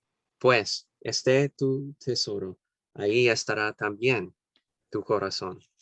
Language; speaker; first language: Spanish; non-native, fluent; English